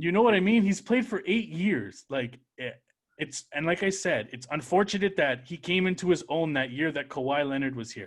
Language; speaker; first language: English; native; English